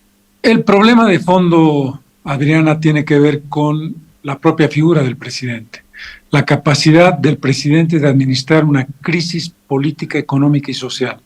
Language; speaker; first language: Spanish; native; Spanish